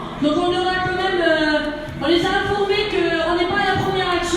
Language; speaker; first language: French; native; French